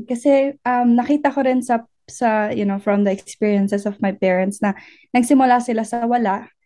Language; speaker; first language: Filipino; native; Filipino